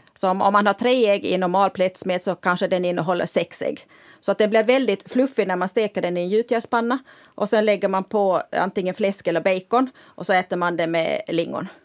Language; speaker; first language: Swedish; native; Swedish